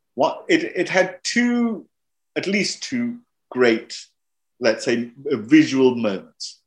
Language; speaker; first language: English; non-native, local second language; Hindi